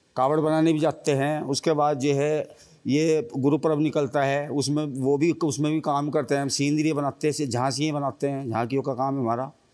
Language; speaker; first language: Hindi; native; Hindi